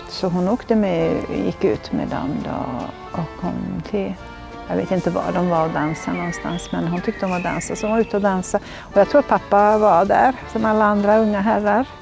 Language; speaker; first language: Swedish; native; Swedish